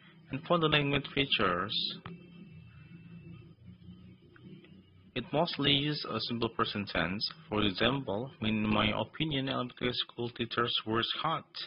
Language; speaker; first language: English; non-native, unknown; Indonesian